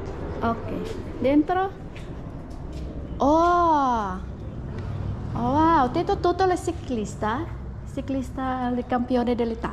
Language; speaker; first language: Italian; non-native, learner; Filipino